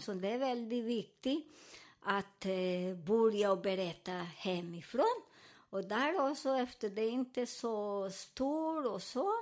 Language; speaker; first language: Swedish; non-native, learner; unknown